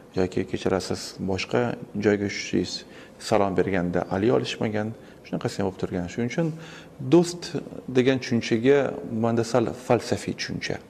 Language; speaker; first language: Uzbek; non-native, local second language; Russian